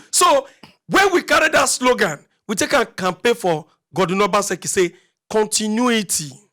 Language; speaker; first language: Nigerian Pidgin; native; Nigerian Pidgin